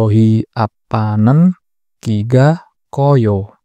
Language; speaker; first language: Korean; non-native, fluent; Indonesian